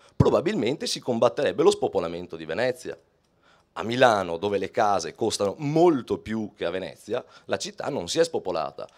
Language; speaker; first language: Italian; native; Italian